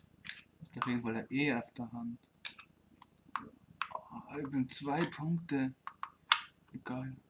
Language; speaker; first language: German; native; German